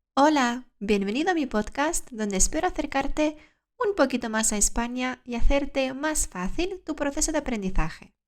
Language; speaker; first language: Spanish; early bilingual, other home language; Lithuanian